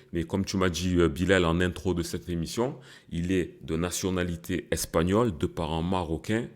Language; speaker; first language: French; early bilingual, other home language; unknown